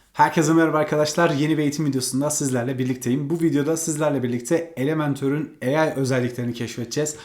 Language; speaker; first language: Turkish; native; Turkish